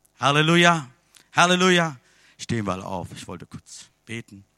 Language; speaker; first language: German; non-native, learner; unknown